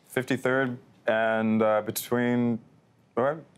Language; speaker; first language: English; native; English